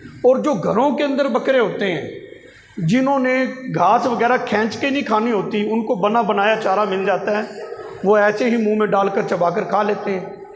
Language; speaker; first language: Urdu; non-native, local second language; Punjabi